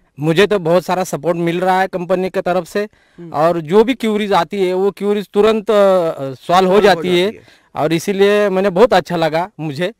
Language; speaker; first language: Hindi; non-native, local second language; Marathi